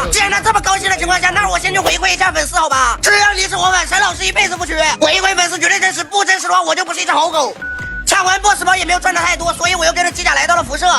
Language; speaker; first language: Chinese; native; Chinese